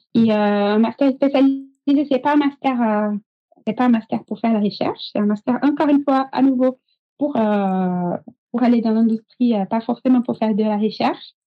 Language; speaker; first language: French; non-native, fluent; Portuguese